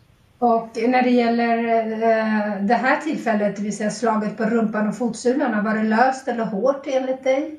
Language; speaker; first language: Swedish; native; Swedish